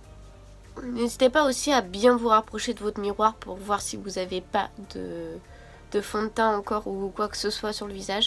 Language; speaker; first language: French; native; French